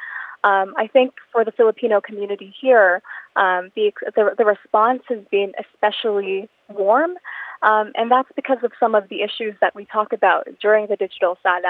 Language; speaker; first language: English; non-native, local second language; Filipino